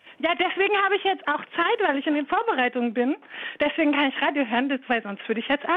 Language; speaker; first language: German; native; German